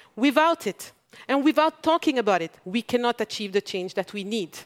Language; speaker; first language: English; non-native, fluent; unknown